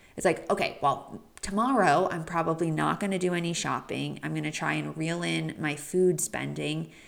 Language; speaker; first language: English; native; English